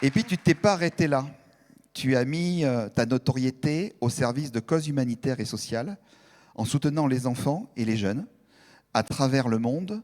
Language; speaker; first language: French; native; French